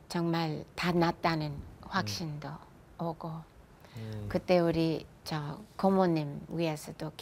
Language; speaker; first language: Korean; non-native, fluent; English